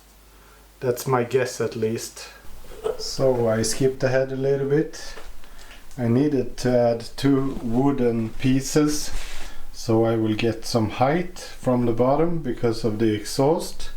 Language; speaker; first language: English; non-native, fluent; Swedish